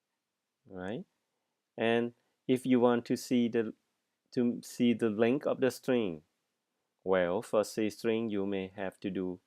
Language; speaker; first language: English; non-native, fluent; Thai